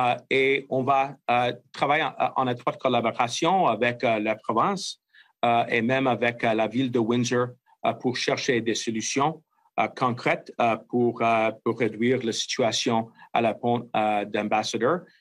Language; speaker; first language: French; non-native, fluent; English